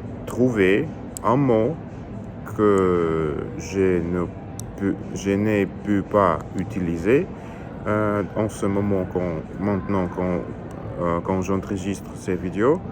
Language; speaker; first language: French; non-native, learner; Russian